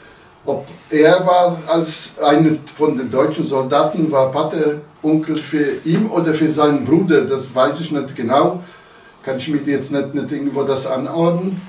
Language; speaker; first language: German; non-native, local second language; Polish